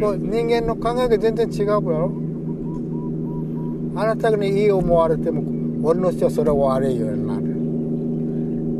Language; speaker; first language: Japanese; native; Japanese